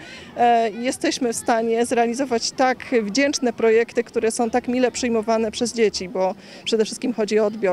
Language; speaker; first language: Polish; native; Polish